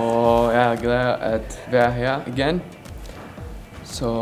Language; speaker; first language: Danish; non-native, learner; Slovak